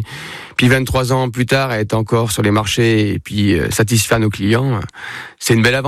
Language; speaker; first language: French; native; French